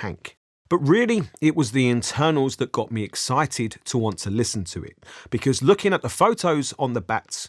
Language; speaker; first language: English; native; English